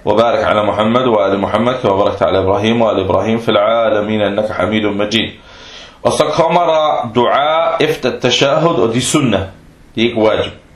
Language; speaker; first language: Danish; non-native, fluent; Arabic